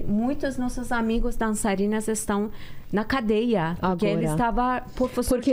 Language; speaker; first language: Portuguese; non-native, learner; Persian